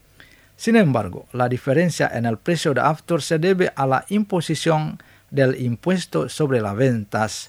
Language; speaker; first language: Spanish; non-native, fluent; Indonesian